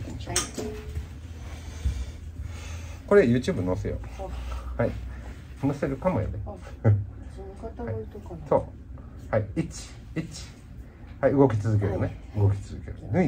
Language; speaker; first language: Japanese; native; Japanese